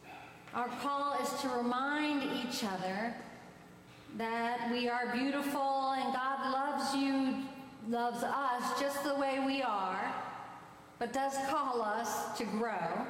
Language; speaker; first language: English; native; English